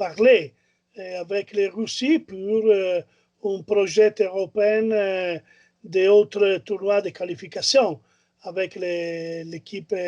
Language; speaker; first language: French; non-native, learner; Italian